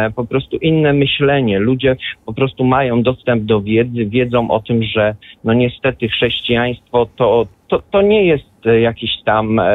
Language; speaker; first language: Polish; non-native, local second language; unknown